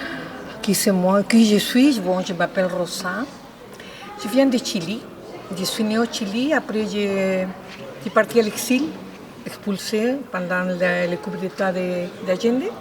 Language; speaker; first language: French; non-native, fluent; Spanish